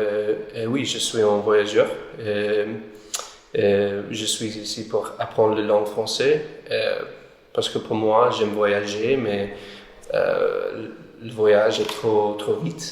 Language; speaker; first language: French; non-native, learner; English